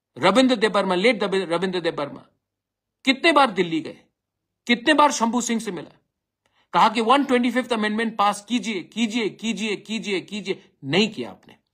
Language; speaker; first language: Hindi; non-native, local second language; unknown